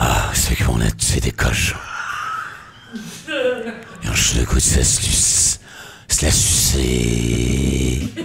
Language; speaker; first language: French; native; French